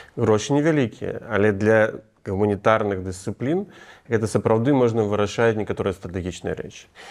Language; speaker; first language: Belarusian; non-native, local second language; Russian